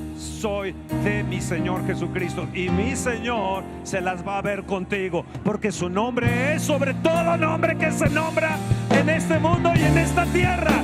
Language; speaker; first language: Spanish; native; Spanish